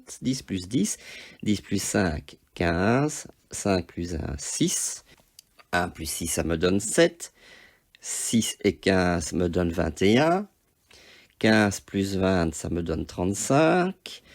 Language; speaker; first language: French; native; French